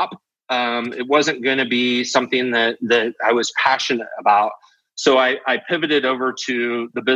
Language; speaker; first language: English; native; English